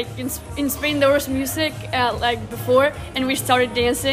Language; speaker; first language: English; non-native, fluent; Spanish